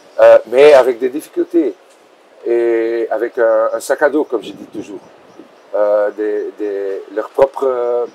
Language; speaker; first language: French; non-native, local second language; Dutch